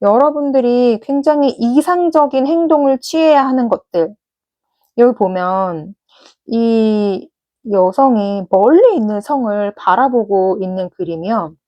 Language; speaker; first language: Korean; native; Korean